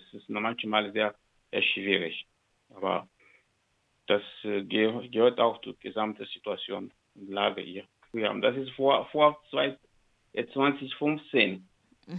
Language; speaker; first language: German; non-native, learner; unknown